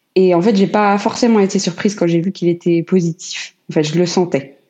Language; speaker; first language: French; native; French